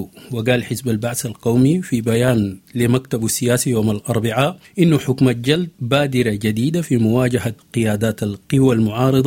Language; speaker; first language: Arabic; native; Arabic